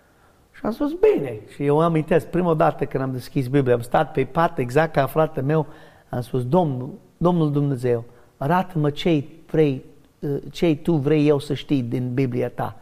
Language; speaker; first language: Romanian; non-native, learner; English